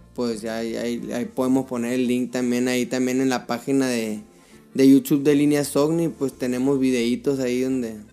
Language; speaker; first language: Spanish; early bilingual, heritage; Spanish